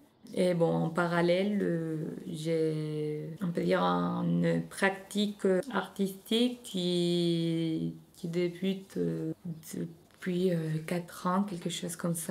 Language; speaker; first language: French; non-native, fluent; Spanish